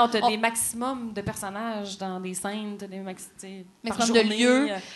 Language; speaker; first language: French; native; French